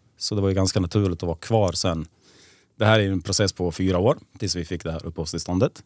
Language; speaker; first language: Swedish; early bilingual, other home language; Serbian